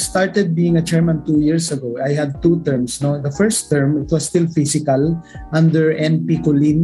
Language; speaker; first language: English; non-native, local second language; Iloko